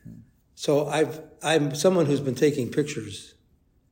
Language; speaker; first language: English; native; English